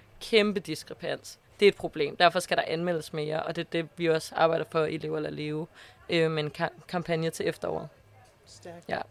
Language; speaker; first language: Danish; native; Danish